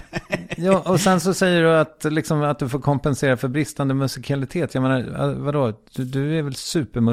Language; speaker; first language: Swedish; native; Swedish